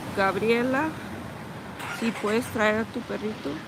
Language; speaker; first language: Spanish; early bilingual, heritage; Spanish